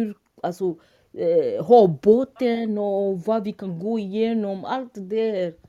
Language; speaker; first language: Swedish; non-native, fluent; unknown